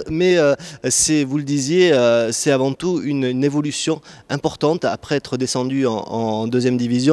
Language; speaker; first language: French; native; French